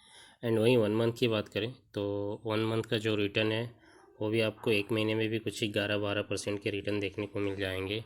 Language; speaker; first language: Hindi; native; Hindi